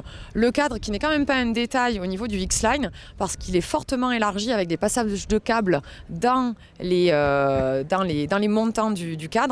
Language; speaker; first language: French; native; French